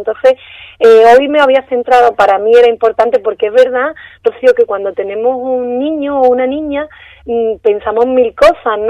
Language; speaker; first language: Spanish; native; Spanish